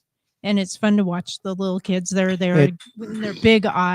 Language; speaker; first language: English; native; English